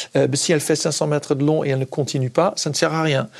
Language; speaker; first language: French; non-native, fluent; Dutch